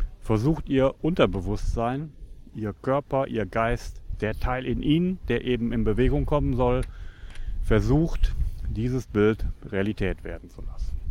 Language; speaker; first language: German; native; German